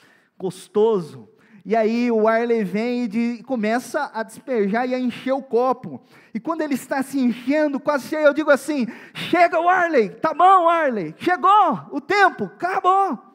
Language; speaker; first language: Portuguese; native; Portuguese